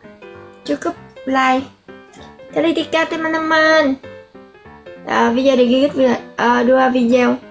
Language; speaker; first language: Indonesian; non-native, learner; Vietnamese